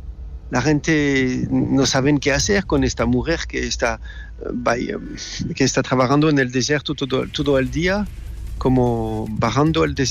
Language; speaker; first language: Spanish; non-native, fluent; French